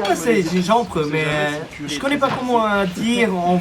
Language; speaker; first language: French; non-native, learner; Japanese